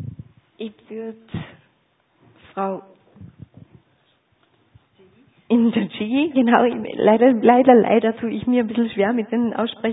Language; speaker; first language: German; native; German